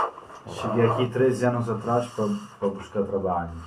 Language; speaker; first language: Portuguese; non-native, fluent; Italian